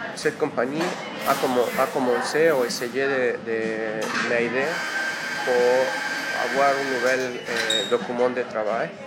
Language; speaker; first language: French; non-native, learner; Spanish